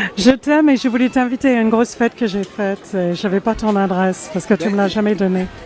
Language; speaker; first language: French; non-native, fluent; English